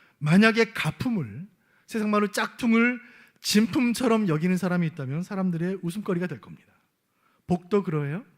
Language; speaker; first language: Korean; native; Korean